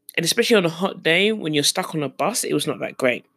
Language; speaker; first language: English; native; English